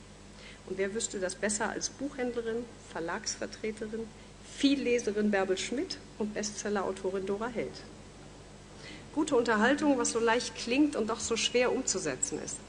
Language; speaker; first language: German; native; German